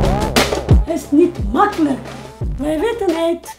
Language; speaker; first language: Dutch; non-native, learner; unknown